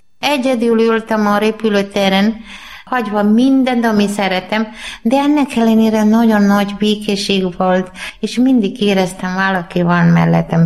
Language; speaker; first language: Hungarian; non-native, learner; Malayalam